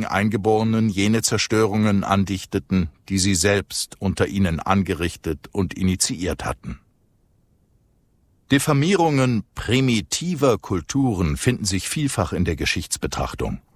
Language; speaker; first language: German; native; German